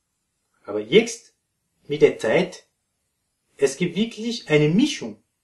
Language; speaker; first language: German; non-native, fluent; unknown